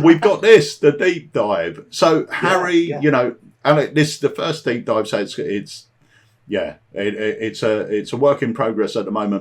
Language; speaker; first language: English; native; English